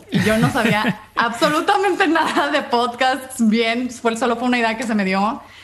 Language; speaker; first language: Spanish; native; Spanish